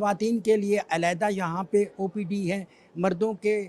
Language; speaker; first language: Urdu; native; Urdu